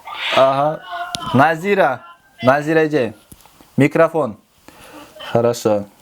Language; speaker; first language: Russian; non-native, local second language; Kyrgyz